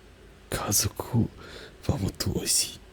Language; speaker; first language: Japanese; non-native, learner; German